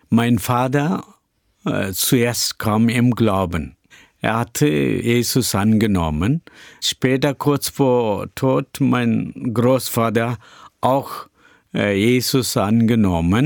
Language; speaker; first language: German; non-native, learner; Tamil